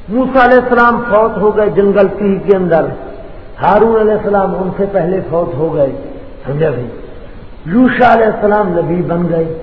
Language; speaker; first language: Urdu; non-native, local second language; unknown